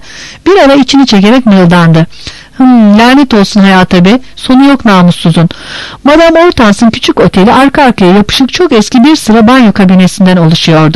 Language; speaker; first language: Turkish; native; Turkish